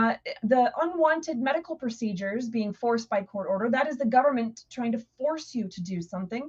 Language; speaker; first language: English; native; English